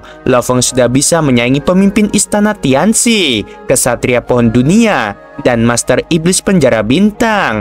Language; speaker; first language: Indonesian; native; Indonesian